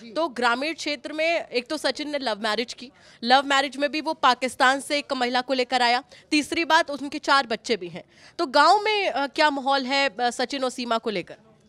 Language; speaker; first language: Hindi; native; Hindi